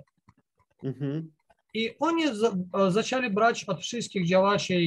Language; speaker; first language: Polish; non-native, learner; Ukrainian